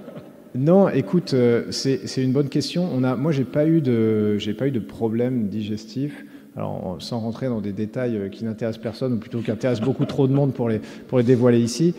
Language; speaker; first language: French; native; French